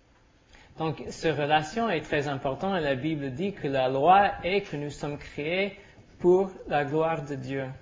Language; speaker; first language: French; non-native, learner; English